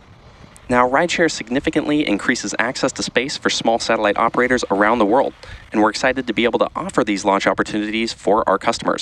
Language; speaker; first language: English; native; English